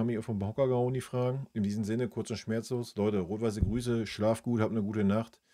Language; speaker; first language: German; native; German